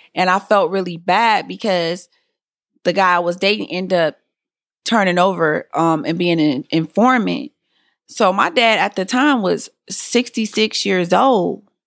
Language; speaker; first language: English; native; English